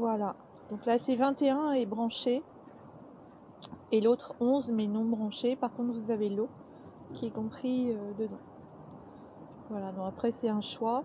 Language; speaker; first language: French; native; French